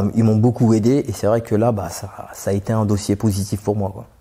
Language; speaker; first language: French; native; French